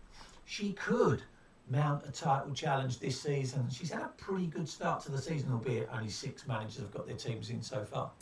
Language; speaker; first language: English; native; English